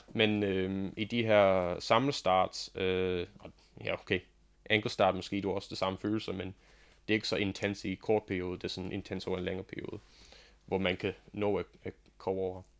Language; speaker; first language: Danish; non-native, fluent; English